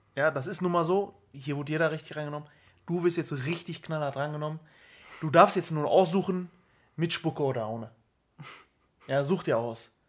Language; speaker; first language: German; early bilingual, other home language; Turkish